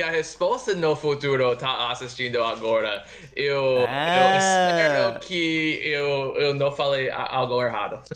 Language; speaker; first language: Portuguese; non-native, fluent; English